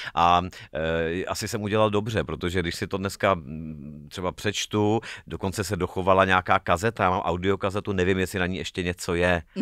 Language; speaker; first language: Czech; native; Czech